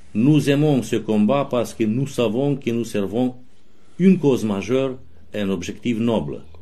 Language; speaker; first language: French; non-native, fluent; Romanian